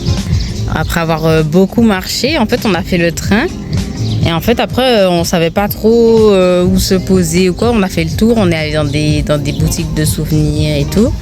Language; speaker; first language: French; native; French